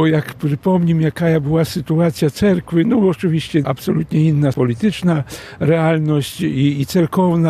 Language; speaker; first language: Polish; non-native, local second language; Belarusian